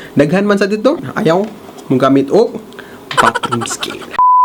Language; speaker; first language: Cebuano; non-native, learner; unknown